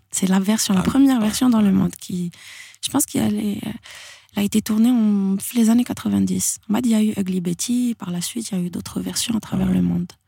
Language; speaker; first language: French; non-native, local second language; Arabic